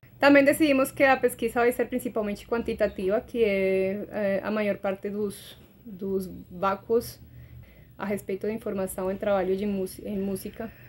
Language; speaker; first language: Portuguese; non-native, fluent; Spanish